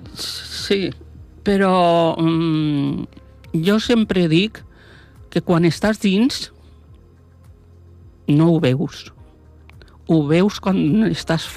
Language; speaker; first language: Catalan; non-native, local second language; Spanish